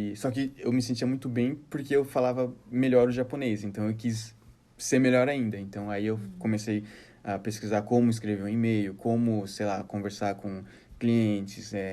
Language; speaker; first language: Portuguese; early bilingual, heritage; Portuguese